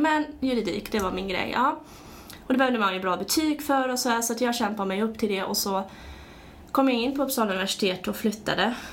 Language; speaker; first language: Swedish; early bilingual, other home language; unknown